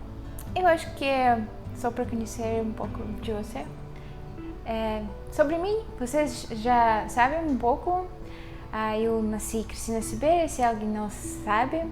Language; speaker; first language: Portuguese; non-native, fluent; Russian